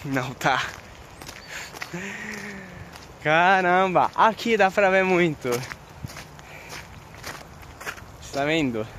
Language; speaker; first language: Portuguese; non-native, fluent; Swedish